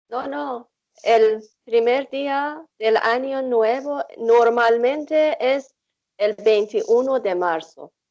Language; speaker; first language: Spanish; non-native, fluent; Persian